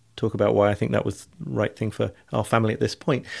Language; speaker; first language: English; native; English